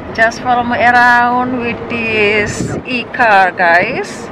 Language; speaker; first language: English; non-native, learner; Indonesian